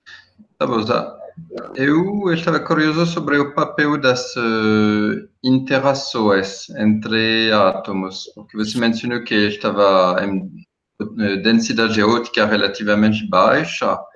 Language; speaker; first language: Portuguese; non-native, fluent; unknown